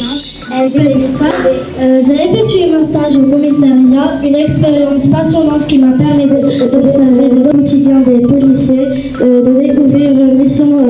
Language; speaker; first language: French; non-native, learner; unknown